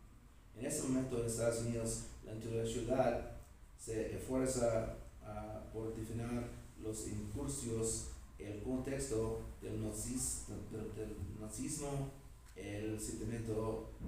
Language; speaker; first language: Spanish; non-native, learner; English